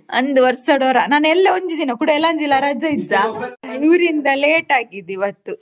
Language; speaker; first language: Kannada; non-native, local second language; Tulu